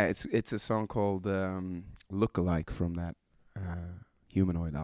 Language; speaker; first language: English; non-native, fluent; Norwegian